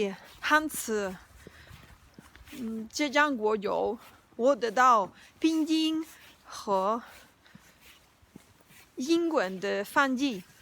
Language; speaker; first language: Chinese; non-native, learner; Spanish